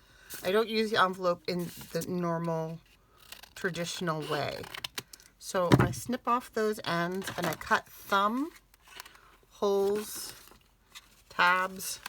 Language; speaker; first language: English; native; English